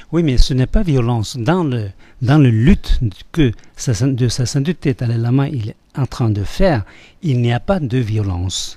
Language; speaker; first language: French; non-native, fluent; Tibetan